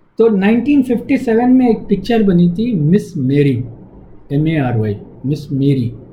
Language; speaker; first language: Hindi; non-native, local second language; Tamil